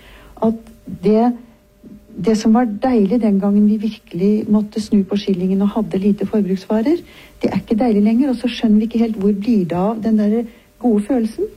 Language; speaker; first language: Norwegian; native; Norwegian